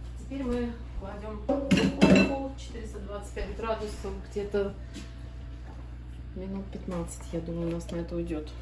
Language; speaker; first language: Russian; native; Russian